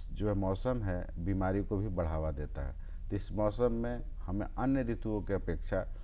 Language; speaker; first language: Hindi; native; Hindi